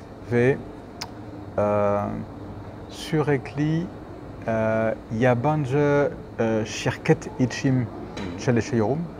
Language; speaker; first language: Turkish; non-native, learner; French